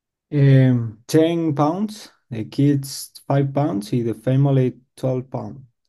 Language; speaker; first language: English; non-native, learner; Spanish